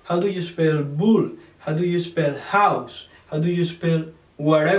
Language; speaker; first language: English; non-native, learner; Spanish